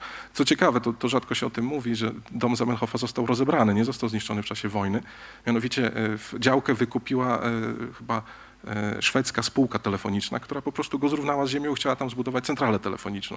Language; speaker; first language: Polish; native; Polish